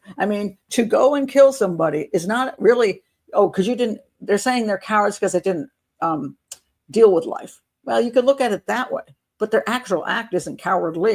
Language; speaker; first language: English; native; English